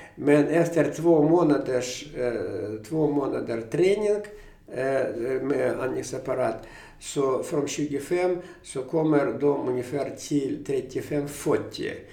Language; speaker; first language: Swedish; non-native, fluent; Russian